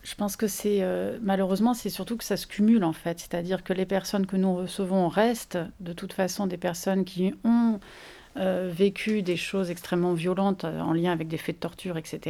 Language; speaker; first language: French; native; French